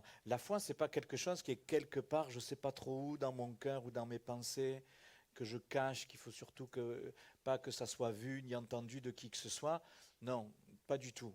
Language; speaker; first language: French; native; French